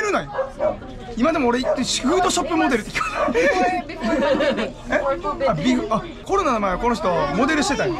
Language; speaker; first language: Japanese; native; Japanese